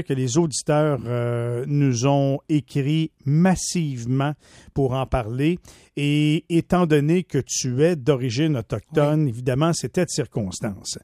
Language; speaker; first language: French; native; French